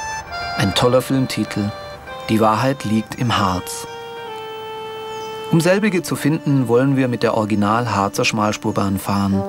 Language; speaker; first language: German; native; German